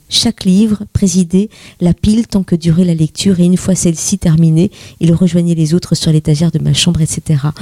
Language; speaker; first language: French; native; French